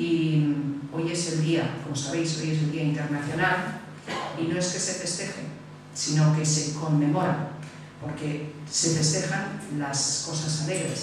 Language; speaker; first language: Spanish; native; Spanish